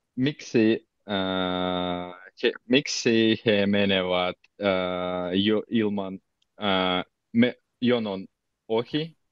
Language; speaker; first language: Finnish; non-native, learner; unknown